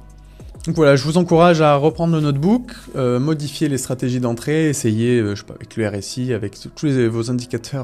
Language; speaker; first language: French; native; French